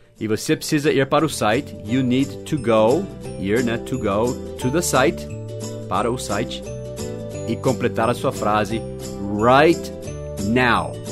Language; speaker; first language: Portuguese; non-native, fluent; English